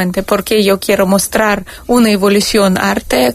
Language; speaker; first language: Spanish; non-native, fluent; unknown